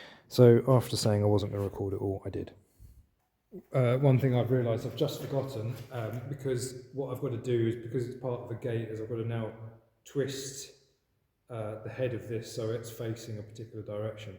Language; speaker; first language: English; native; English